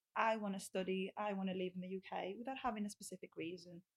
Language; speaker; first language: English; non-native, fluent; Greek